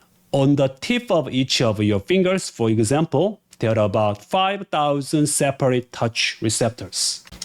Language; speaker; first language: English; non-native, fluent; Korean